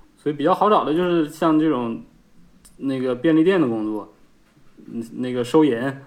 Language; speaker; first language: Chinese; native; Chinese